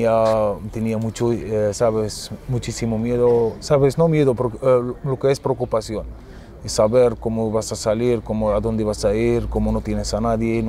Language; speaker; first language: Spanish; non-native, fluent; Arabic